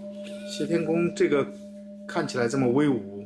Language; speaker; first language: Chinese; native; Chinese